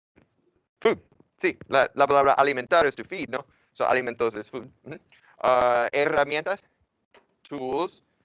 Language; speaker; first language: Spanish; non-native, fluent; English